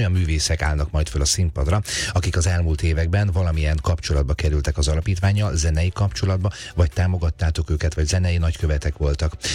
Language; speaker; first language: Hungarian; native; Hungarian